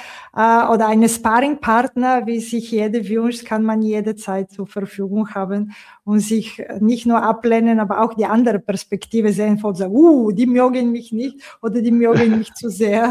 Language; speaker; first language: German; non-native, fluent; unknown